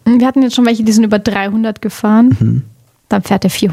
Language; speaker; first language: German; native; German